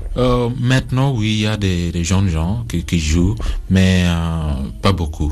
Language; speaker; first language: French; non-native, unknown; Acoli